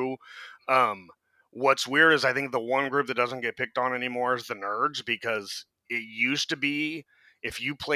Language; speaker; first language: English; native; English